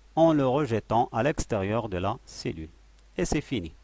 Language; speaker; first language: French; non-native, local second language; Arabic